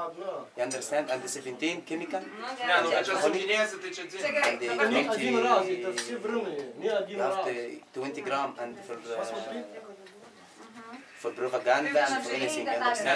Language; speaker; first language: English; non-native, learner; Arabic